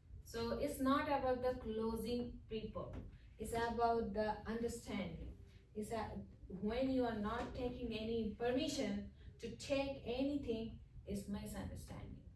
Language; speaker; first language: English; non-native, fluent; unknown